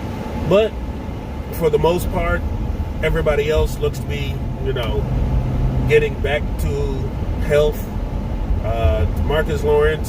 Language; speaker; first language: English; native; English